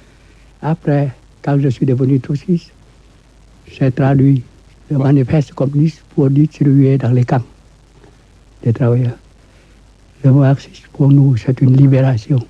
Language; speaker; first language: French; non-native, fluent; Vietnamese